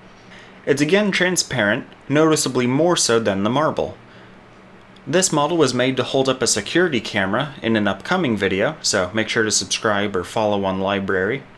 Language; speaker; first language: English; native; English